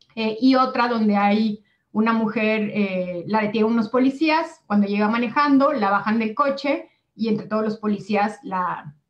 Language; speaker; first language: Spanish; native; Spanish